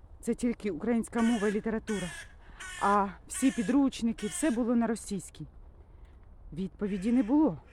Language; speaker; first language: Ukrainian; non-native, local second language; Russian